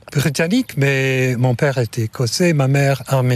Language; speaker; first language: French; non-native, fluent; English